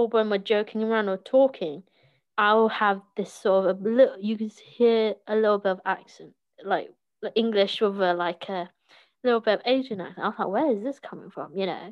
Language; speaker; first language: English; early bilingual, other home language; Cantonese